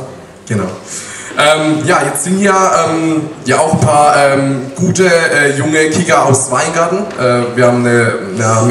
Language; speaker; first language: German; native; German